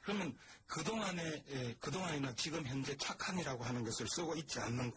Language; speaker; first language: Korean; native; Korean